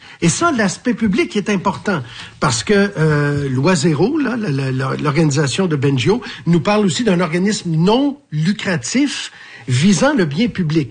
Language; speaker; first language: French; native; French